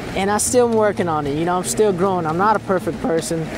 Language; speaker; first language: English; native; English